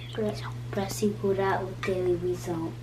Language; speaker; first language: Portuguese; early bilingual, heritage; Portuguese